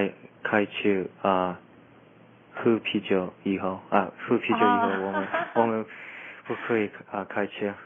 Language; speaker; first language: Chinese; non-native, learner; English